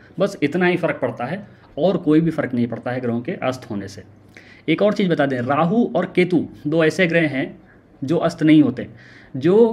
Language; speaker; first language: Hindi; native; Hindi